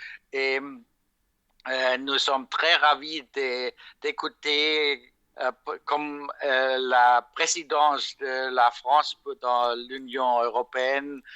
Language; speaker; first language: French; non-native, fluent; German